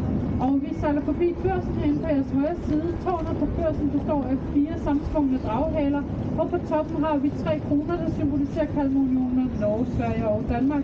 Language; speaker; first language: Danish; native; Danish